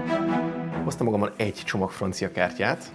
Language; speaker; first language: Hungarian; native; Hungarian